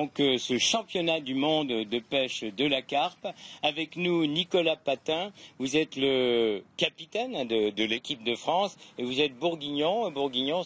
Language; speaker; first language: French; native; French